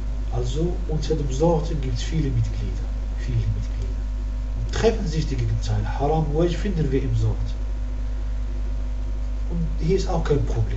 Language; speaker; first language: German; non-native, learner; Arabic